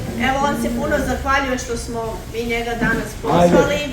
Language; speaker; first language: Bosnian; native; Bosnian